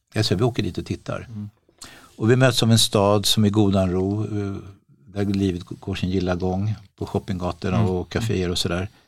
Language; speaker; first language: Swedish; native; Swedish